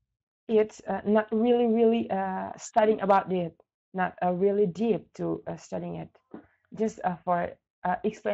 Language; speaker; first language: English; non-native, learner; Indonesian